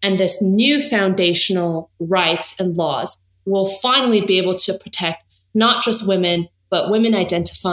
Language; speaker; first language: English; native; English